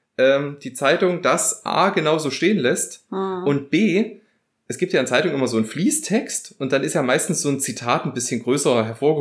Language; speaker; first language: German; native; German